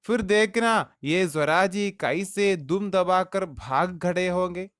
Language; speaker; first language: Hindi; non-native, local second language; Malayalam